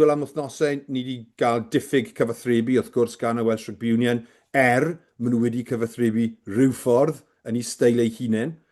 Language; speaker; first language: Welsh; native; Welsh